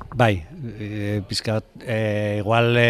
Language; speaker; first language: Basque; non-native, local second language; Spanish